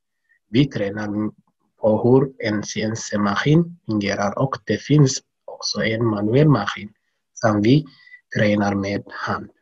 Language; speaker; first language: Swedish; non-native, learner; Tigrinya